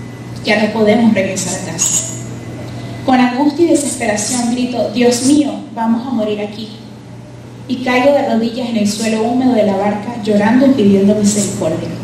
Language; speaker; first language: Spanish; native; Spanish